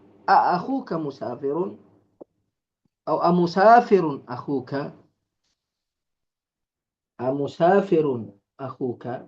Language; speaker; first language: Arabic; non-native, fluent; Indonesian